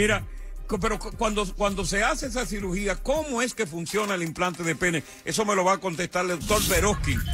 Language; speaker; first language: Spanish; native; Spanish